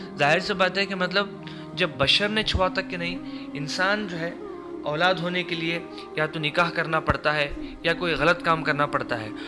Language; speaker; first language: Urdu; native; Urdu